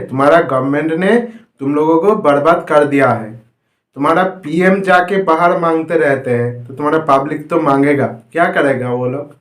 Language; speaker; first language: Hindi; non-native, local second language; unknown